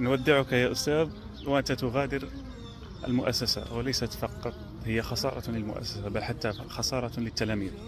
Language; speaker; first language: Arabic; native; Arabic